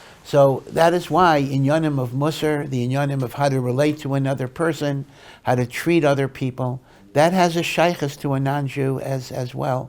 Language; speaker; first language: English; native; English